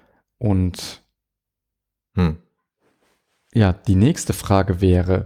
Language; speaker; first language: German; native; German